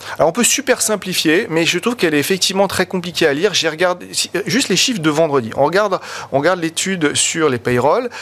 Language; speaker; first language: French; native; French